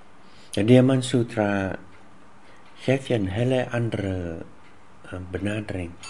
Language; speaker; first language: Dutch; non-native, fluent; Vietnamese